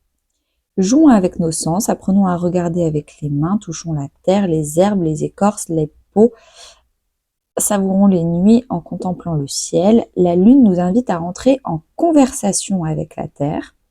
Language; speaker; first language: French; native; French